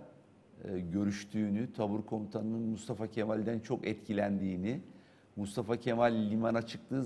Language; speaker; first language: Turkish; native; Turkish